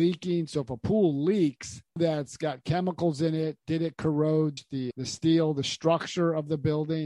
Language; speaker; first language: English; native; English